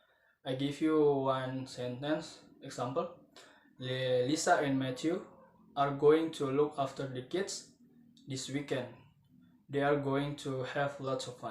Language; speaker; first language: English; non-native, learner; Indonesian